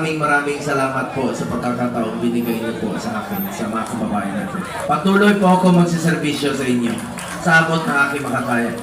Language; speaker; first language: Filipino; non-native, local second language; Cebuano